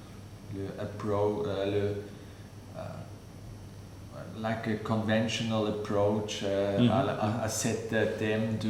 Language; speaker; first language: French; non-native, fluent; German